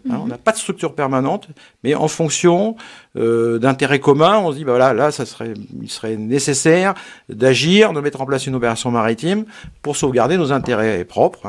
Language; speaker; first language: French; native; French